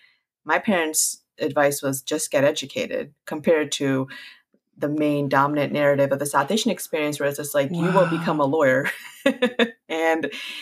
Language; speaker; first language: English; early bilingual, other home language; Punjabi